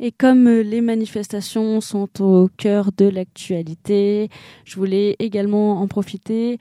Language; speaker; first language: French; native; French